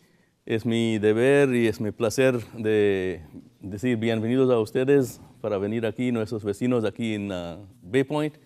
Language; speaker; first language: Spanish; non-native, fluent; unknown